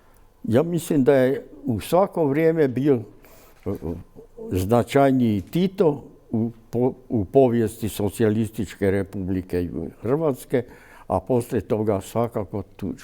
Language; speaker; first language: Croatian; native; Croatian